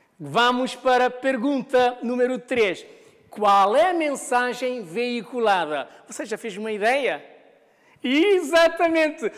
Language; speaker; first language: Portuguese; non-native, local second language; Kabuverdianu